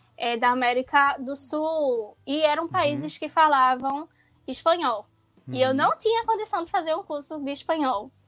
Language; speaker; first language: Portuguese; native; Portuguese